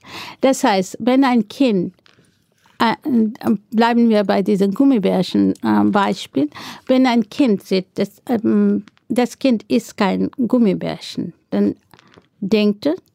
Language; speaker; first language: German; non-native, fluent; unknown